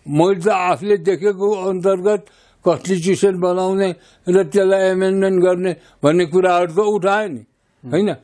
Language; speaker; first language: Nepali; native; Nepali